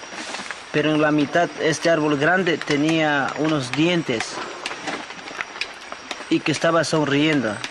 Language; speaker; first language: Spanish; non-native, local second language; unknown